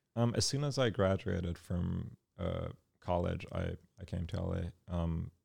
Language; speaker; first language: English; non-native, local second language; Urdu